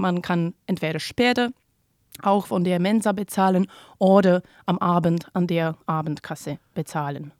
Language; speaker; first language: German; non-native, fluent; Czech